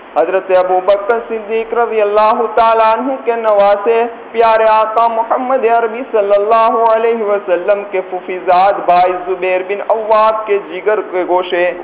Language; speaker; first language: Urdu; native; Urdu